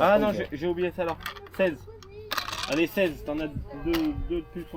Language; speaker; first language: French; native; French